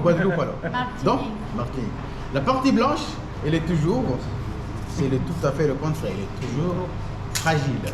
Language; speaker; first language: French; non-native, fluent; Arabic